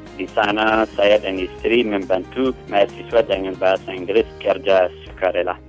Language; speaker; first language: Indonesian; non-native, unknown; English